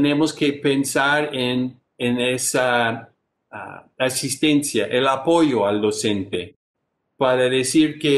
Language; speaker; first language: Spanish; non-native, fluent; English